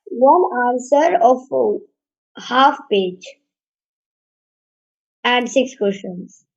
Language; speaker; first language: English; non-native, learner; Hindi